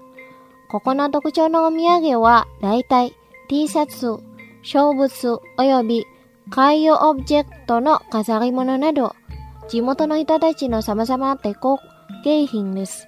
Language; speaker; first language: Japanese; non-native, fluent; Indonesian